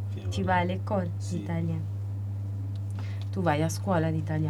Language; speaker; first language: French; non-native, learner; Italian